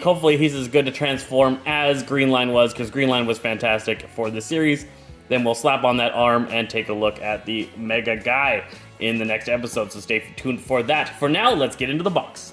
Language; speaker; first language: English; native; English